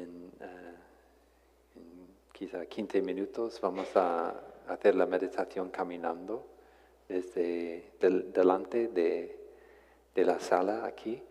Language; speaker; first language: Spanish; non-native, fluent; English